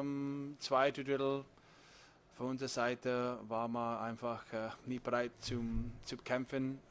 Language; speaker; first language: German; non-native, fluent; English